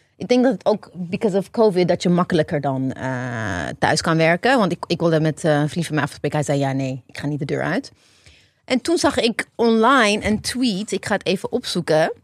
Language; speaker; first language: Dutch; non-native, fluent; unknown